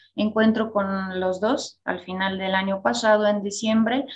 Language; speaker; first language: Spanish; non-native, fluent; Bulgarian